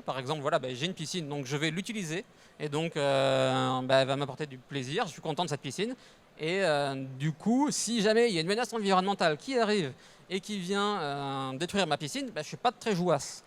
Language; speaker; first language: French; native; French